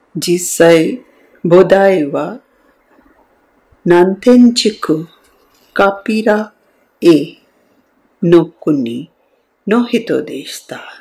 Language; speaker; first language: Japanese; non-native, fluent; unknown